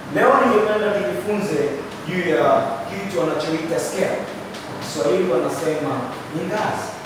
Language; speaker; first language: Swahili; native; Swahili